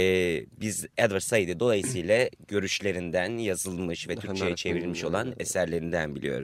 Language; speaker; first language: Turkish; native; Turkish